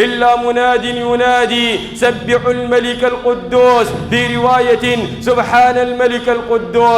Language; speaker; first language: Arabic; native; Arabic